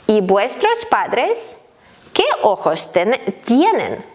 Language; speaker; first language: Spanish; non-native, fluent; Ukrainian